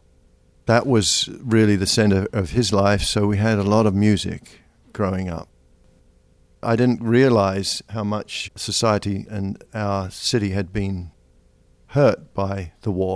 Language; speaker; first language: English; native; English